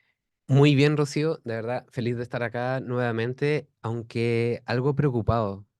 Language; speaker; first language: Spanish; native; Spanish